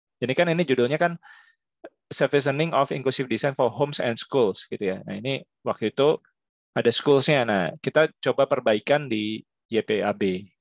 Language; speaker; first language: Indonesian; native; Indonesian